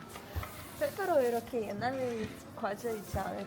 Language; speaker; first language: Korean; non-native, learner; Russian